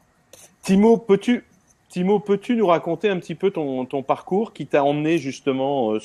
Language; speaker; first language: French; native; French